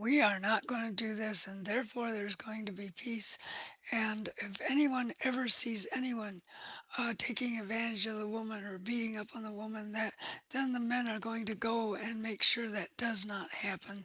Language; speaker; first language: English; native; English